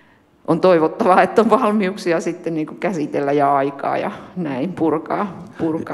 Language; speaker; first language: Finnish; native; Finnish